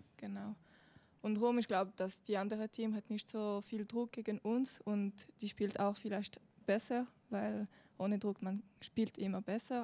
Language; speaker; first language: German; non-native, learner; French